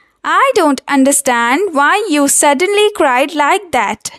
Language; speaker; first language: English; non-native, local second language; Telugu